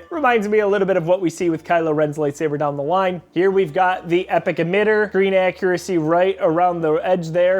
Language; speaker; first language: English; native; English